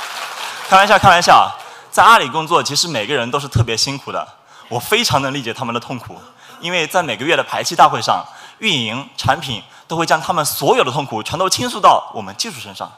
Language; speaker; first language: Chinese; native; Chinese